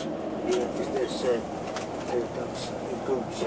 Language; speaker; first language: German; non-native, fluent; Norwegian